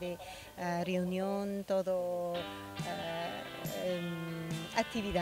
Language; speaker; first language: Spanish; non-native, learner; Italian